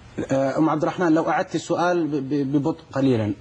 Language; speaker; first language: Arabic; native; Arabic